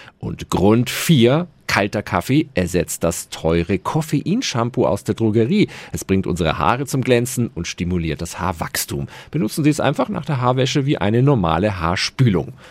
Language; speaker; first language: German; native; German